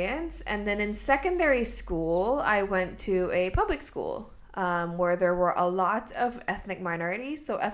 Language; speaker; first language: English; native; English